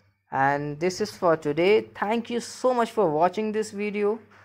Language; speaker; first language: English; non-native, local second language; Hindi